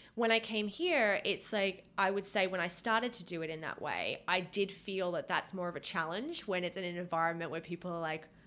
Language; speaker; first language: English; native; English